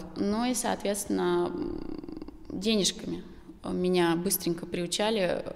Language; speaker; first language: Russian; native; Russian